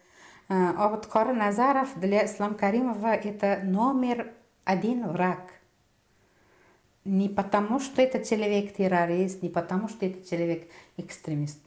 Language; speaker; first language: Russian; non-native, local second language; Uzbek